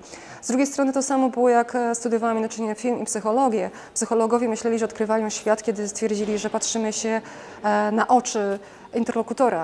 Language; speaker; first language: Polish; native; Polish